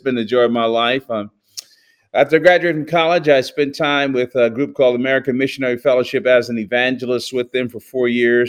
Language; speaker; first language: English; native; English